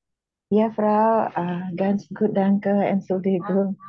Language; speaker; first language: German; non-native, learner; Indonesian